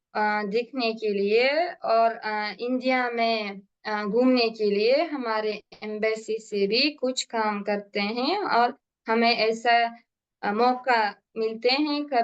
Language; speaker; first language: Hindi; non-native, learner; Uzbek